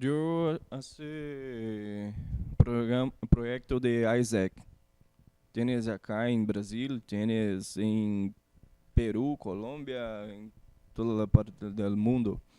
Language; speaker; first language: Spanish; non-native, learner; Portuguese